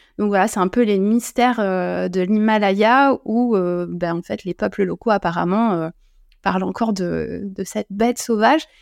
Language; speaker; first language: French; native; French